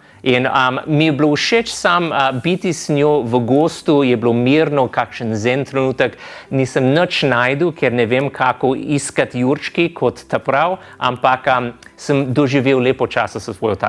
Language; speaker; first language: Slovenian; non-native, fluent; English